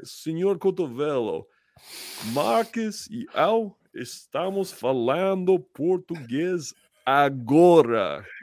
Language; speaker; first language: Spanish; non-native, fluent; English